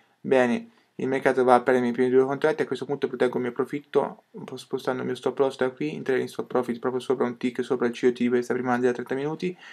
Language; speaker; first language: Italian; native; Italian